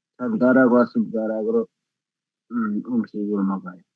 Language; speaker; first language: Korean; non-native, learner; Nepali